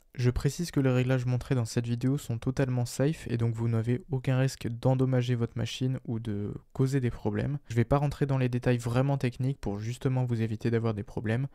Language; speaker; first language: French; native; French